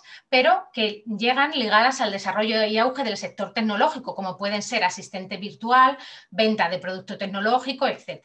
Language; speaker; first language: Spanish; native; Spanish